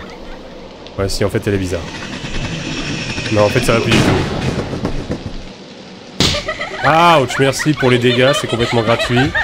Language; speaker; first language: French; native; French